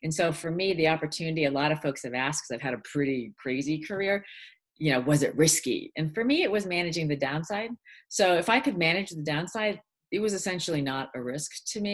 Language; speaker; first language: English; early bilingual, other home language; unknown